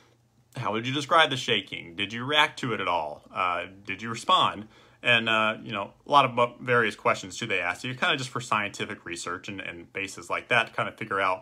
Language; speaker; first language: English; native; English